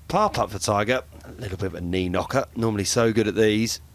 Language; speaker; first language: English; native; English